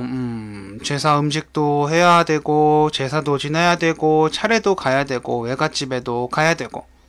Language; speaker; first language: Korean; native; Korean